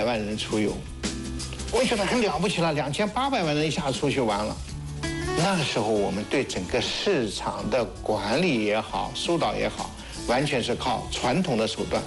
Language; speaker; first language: Chinese; native; Chinese